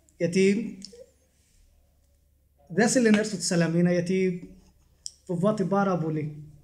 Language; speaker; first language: Greek; non-native, learner; Arabic